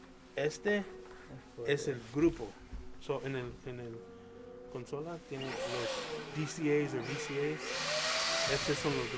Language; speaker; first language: Spanish; early bilingual, heritage; Spanish